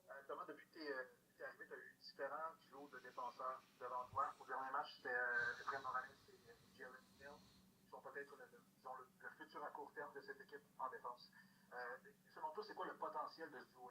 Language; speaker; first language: French; native; French